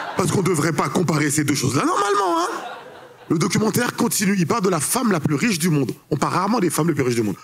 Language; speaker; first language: French; early bilingual, other home language; Haitian Creole